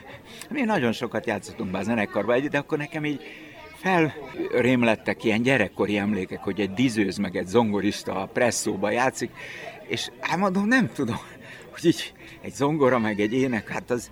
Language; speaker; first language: Hungarian; native; Hungarian